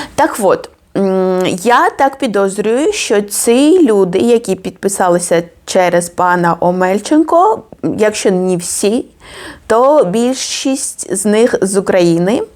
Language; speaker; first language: Ukrainian; non-native, fluent; Georgian